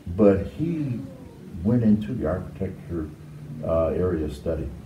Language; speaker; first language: English; native; English